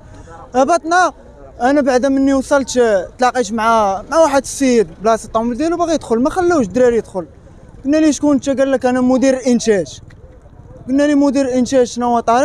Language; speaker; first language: Arabic; native; Arabic